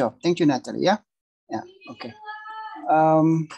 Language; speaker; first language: English; non-native, fluent; Indonesian